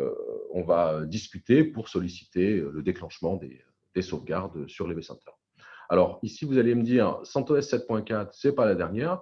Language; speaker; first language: French; native; French